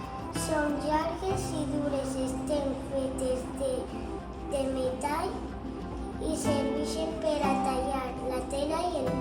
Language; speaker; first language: Catalan; non-native, local second language; Spanish